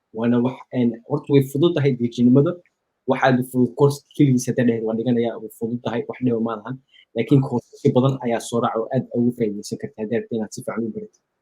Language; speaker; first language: Somali; early bilingual, heritage; Somali